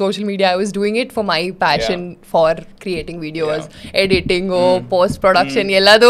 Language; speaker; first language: English; non-native, local second language; Kannada